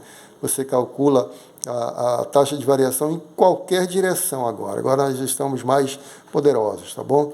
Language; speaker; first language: Portuguese; native; Portuguese